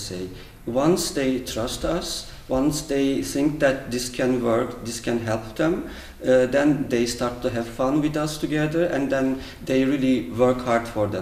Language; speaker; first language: English; non-native, fluent; Turkish